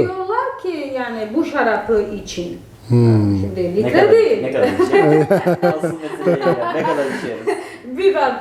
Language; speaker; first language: Turkish; non-native, fluent; Georgian